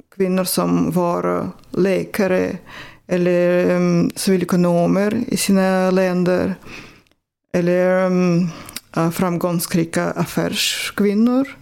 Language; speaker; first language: Swedish; non-native, fluent; Russian